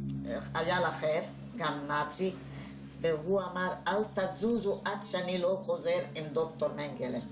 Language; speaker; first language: Hebrew; non-native, fluent; Hungarian